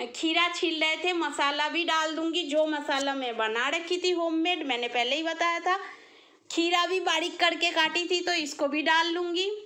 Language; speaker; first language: Hindi; non-native, local second language; Bangla